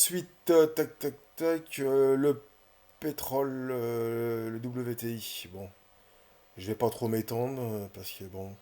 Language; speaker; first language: French; native; French